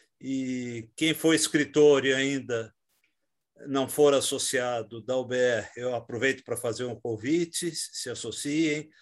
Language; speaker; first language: Portuguese; native; Portuguese